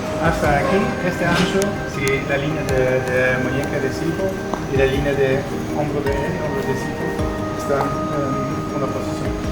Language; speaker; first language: Spanish; non-native, learner; German